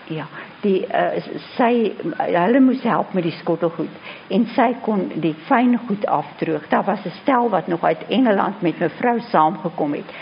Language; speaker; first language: Afrikaans; native; Afrikaans